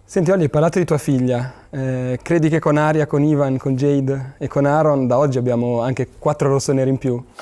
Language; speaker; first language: Italian; native; Italian